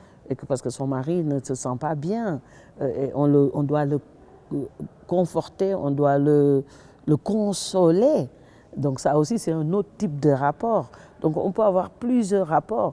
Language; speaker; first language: French; non-native, local second language; Wolof